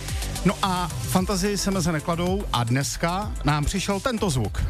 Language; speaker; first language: Czech; native; Czech